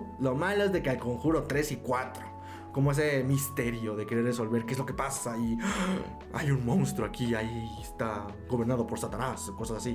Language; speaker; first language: Spanish; native; Spanish